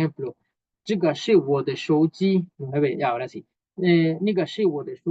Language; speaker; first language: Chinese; non-native, fluent; Spanish